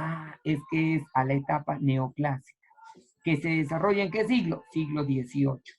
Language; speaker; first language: Spanish; native; Spanish